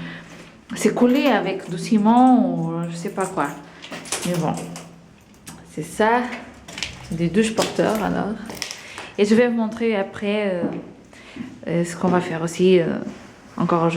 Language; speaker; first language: French; non-native, fluent; Portuguese